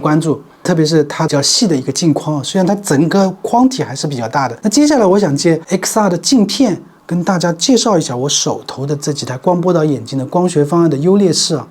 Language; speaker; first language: Chinese; native; Chinese